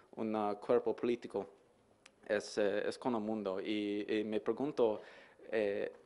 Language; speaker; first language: Spanish; non-native, learner; English